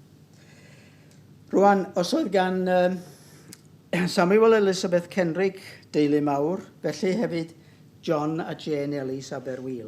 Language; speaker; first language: Welsh; native; Welsh